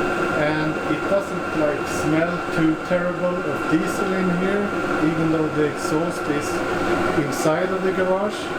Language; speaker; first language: English; non-native, fluent; Swedish